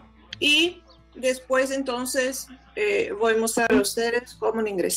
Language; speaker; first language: Spanish; non-native, fluent; Portuguese